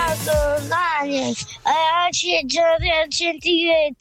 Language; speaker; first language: Italian; native; Italian